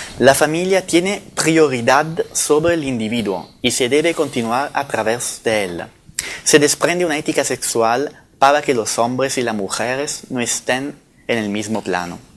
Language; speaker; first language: Spanish; non-native, fluent; Italian